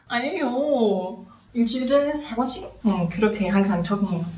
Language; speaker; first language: Korean; non-native, learner; German